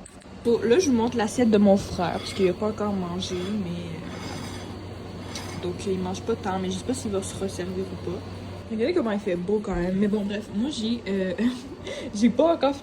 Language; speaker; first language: French; native; French